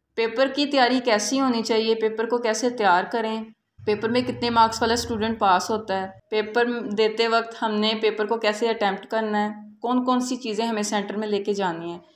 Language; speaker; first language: Urdu; native; Urdu